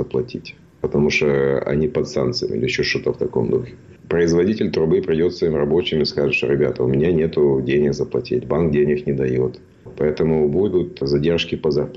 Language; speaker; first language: Russian; native; Russian